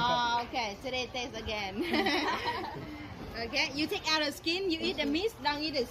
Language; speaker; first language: English; non-native, learner; Vietnamese